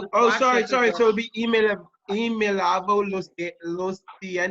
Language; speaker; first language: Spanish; non-native, learner; English